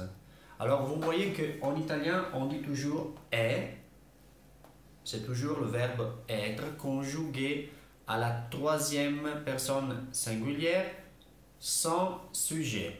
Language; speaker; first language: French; non-native, fluent; Italian